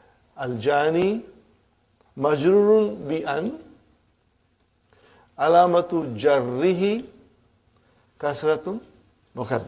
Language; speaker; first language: Arabic; non-native, fluent; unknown